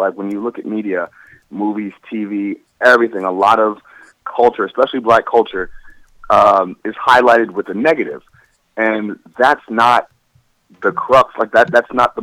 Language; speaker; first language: English; native; English